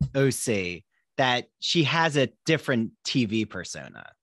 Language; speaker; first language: English; native; English